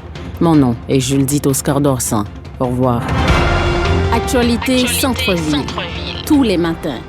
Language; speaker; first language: French; native; French